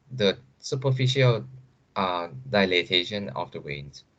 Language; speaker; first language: English; non-native, fluent; Thai